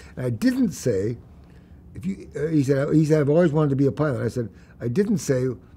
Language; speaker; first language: English; native; English